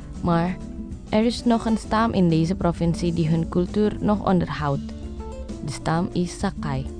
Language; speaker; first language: Dutch; non-native, learner; Indonesian